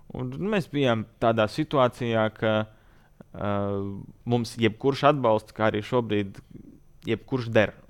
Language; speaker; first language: Latvian; native; Latvian